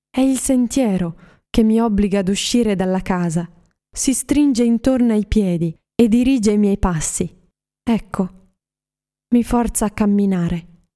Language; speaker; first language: Italian; native; Italian